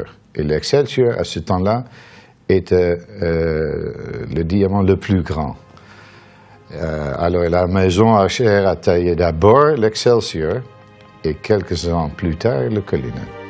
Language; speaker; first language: French; non-native, fluent; Dutch